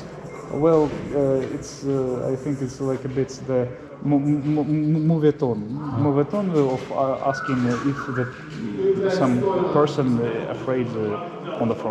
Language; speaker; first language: English; non-native, fluent; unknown